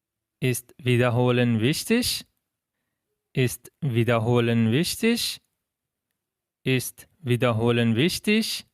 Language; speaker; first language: German; non-native, fluent; Persian